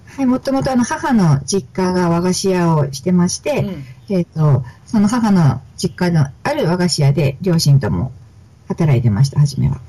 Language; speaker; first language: Japanese; native; Japanese